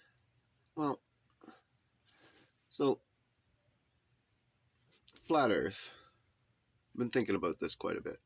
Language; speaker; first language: English; native; English